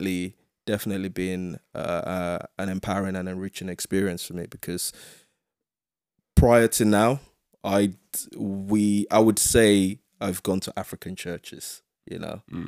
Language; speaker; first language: English; non-native, local second language; Yoruba